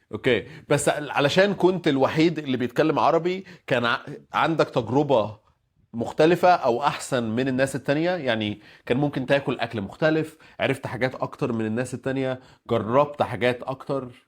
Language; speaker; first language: Arabic; native; Arabic